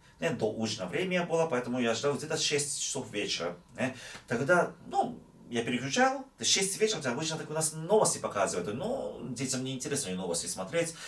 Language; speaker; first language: Russian; non-native, fluent; Japanese